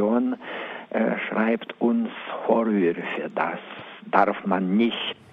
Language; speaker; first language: German; non-native, learner; Lithuanian